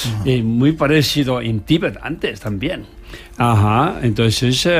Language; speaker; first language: Spanish; non-native, learner; Tibetan